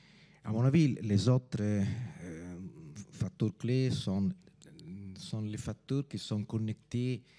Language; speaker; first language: French; non-native, fluent; Italian